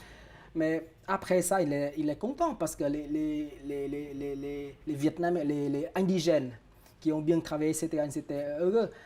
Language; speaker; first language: French; non-native, fluent; Vietnamese